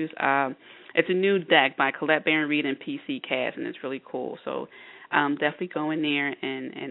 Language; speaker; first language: English; native; English